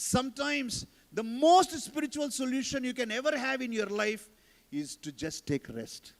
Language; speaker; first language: English; non-native, local second language; Telugu